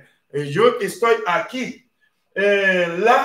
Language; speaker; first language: Spanish; non-native, learner; Haitian Creole